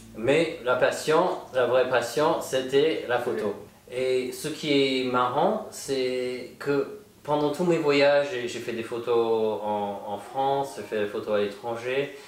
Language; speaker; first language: French; non-native, fluent; English